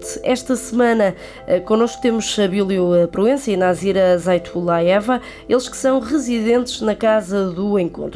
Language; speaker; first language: Portuguese; native; Portuguese